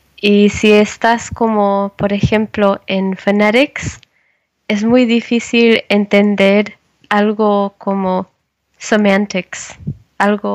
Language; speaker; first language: Spanish; non-native, learner; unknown